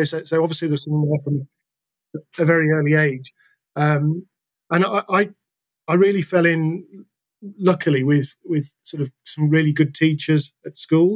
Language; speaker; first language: English; native; English